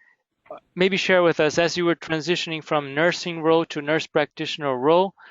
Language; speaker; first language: English; native; English